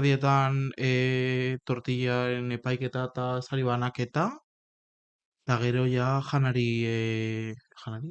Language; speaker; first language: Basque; non-native, local second language; Spanish